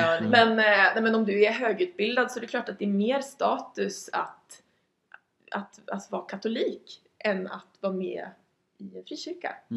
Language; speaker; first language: Swedish; native; Swedish